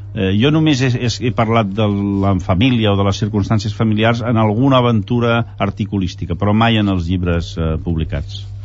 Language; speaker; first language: Catalan; early bilingual, heritage; Catalan